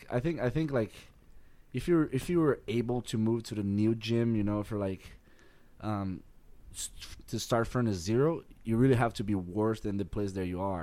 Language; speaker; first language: English; non-native, learner; Portuguese